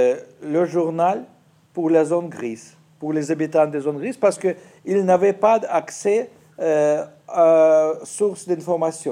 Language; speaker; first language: French; non-native, fluent; Russian